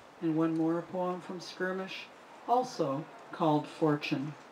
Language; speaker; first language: English; native; English